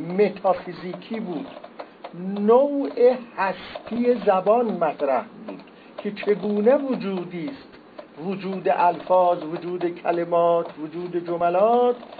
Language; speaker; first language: Persian; non-native, local second language; Azerbaijani